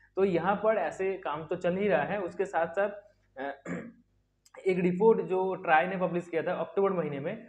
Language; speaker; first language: Hindi; native; Hindi